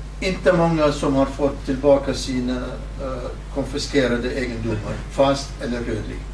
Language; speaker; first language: Swedish; non-native, fluent; Kurdish